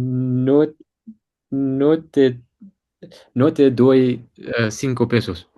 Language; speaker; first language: Spanish; non-native, learner; English